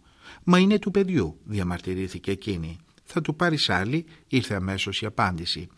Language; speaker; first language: Greek; native; Greek